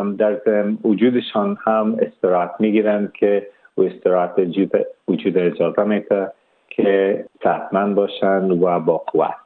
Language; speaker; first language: Persian; early bilingual, heritage; Persian